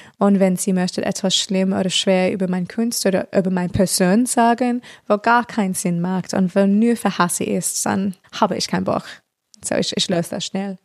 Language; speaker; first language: German; non-native, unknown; English